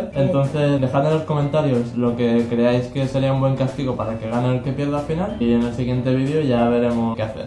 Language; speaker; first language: Spanish; native; Spanish